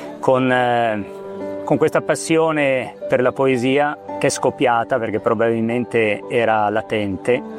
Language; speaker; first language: Italian; native; Italian